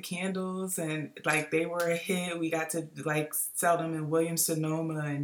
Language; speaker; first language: English; native; English